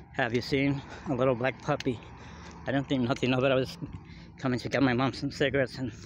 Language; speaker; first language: English; native; English